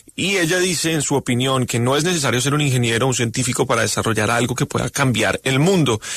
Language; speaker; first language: Spanish; native; Spanish